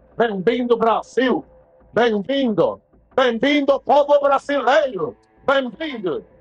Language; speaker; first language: Portuguese; non-native, learner; Spanish